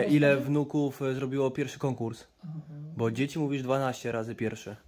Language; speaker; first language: Polish; native; Polish